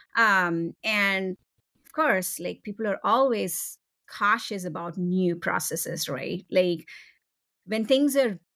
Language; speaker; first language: English; non-native, local second language; Tamil